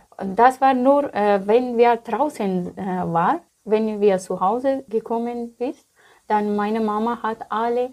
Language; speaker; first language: German; non-native, learner; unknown